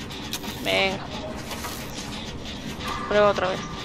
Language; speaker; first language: Spanish; native; Spanish